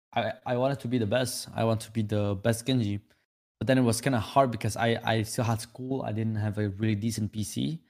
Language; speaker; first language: English; non-native, fluent; Vietnamese